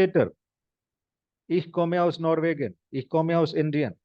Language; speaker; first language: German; non-native, fluent; Hindi